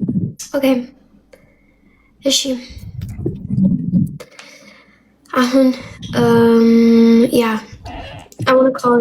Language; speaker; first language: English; non-native, learner; Amharic